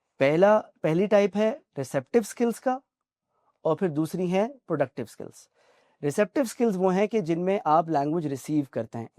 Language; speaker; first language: Urdu; native; Urdu